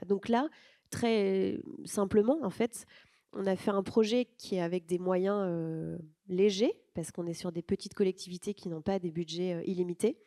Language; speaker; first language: French; native; French